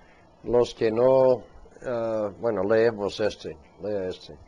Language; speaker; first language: Spanish; non-native, fluent; English